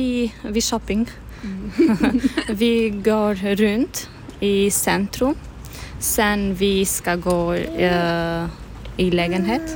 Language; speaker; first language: Swedish; non-native, learner; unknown